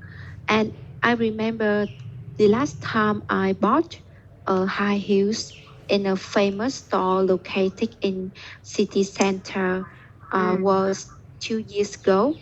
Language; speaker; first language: English; non-native, learner; Vietnamese